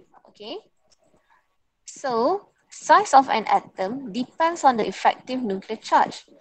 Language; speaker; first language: English; non-native, local second language; Malay